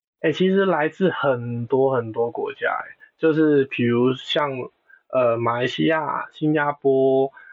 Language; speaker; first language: Chinese; non-native, local second language; Cantonese